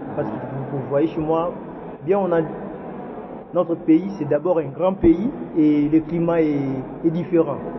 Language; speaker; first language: French; non-native, local second language; Lingala